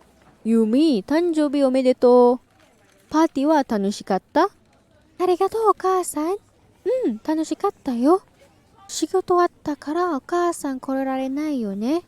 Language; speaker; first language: Japanese; non-native, learner; English